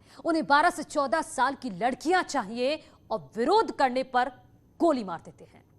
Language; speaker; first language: Hindi; native; Hindi